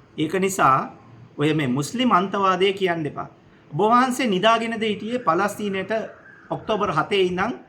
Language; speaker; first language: Sinhala; non-native, local second language; Tamil